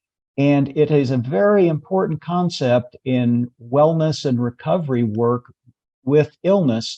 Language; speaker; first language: English; native; English